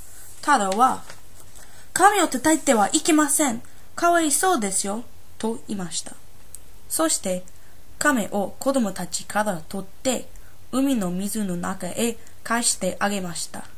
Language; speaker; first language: Japanese; non-native, learner; English